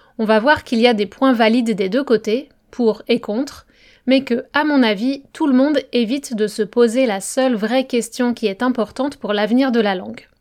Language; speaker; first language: French; native; French